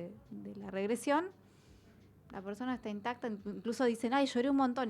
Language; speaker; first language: Spanish; native; Spanish